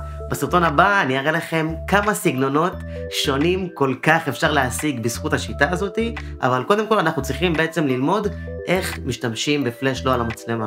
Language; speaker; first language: Hebrew; native; Hebrew